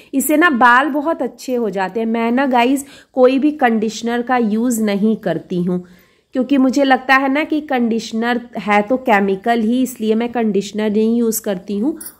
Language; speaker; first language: Hindi; native; Hindi